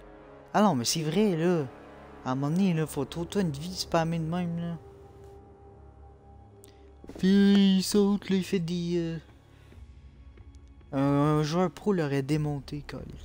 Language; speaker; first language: French; native; French